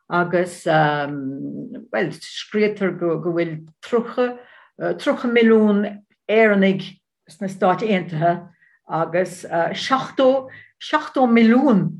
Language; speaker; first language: Irish; non-native, learner; Dutch